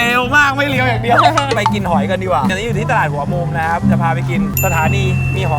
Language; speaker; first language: Thai; native; Thai